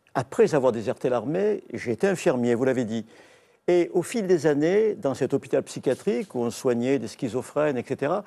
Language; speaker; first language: French; native; French